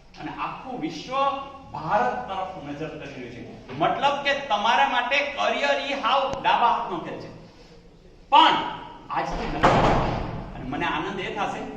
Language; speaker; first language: Gujarati; native; Gujarati